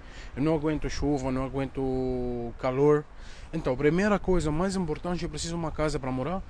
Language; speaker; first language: Portuguese; non-native, fluent; Arabic